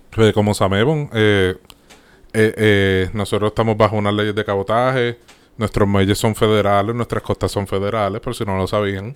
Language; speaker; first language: Spanish; native; Spanish